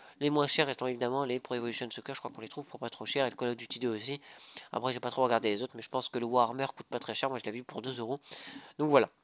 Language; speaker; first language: French; native; French